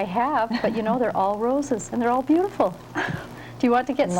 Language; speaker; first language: English; native; English